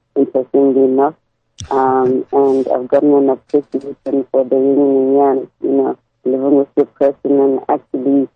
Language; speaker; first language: English; non-native, local second language; Tswana